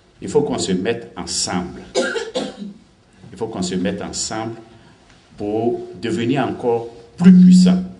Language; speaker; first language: French; non-native, local second language; Baoulé